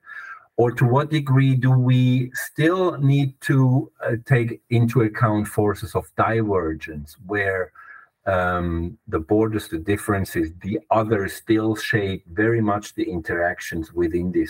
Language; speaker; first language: English; non-native, fluent; German